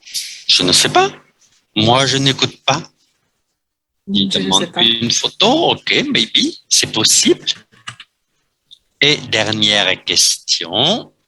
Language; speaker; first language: French; non-native, fluent; Vietnamese